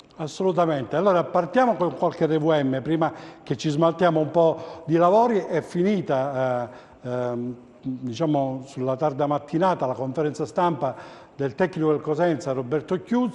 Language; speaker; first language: Italian; native; Italian